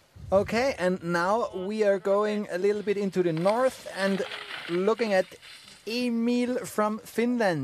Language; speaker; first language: English; non-native, fluent; German